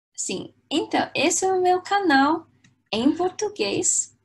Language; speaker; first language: Portuguese; non-native, fluent; English